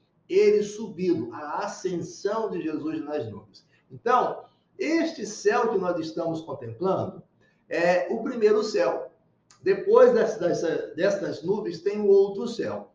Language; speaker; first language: Portuguese; native; Portuguese